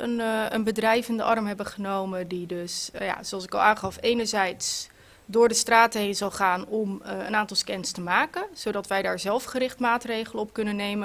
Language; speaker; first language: Dutch; native; Dutch